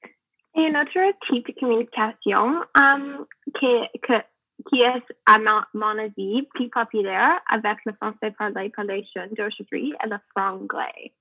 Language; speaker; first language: French; non-native, learner; English